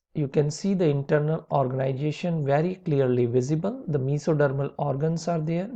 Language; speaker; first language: English; non-native, local second language; Hindi